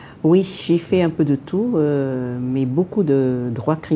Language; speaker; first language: French; non-native, local second language; Malagasy